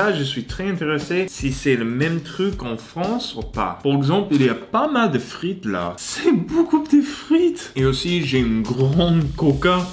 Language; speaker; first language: French; non-native, learner; English